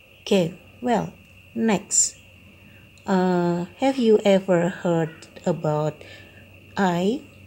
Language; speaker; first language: English; non-native, fluent; Indonesian